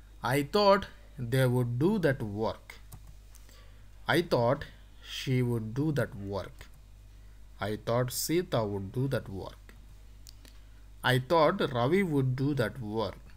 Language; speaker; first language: English; non-native, local second language; Telugu